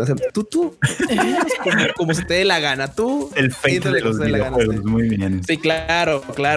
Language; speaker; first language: Spanish; native; Spanish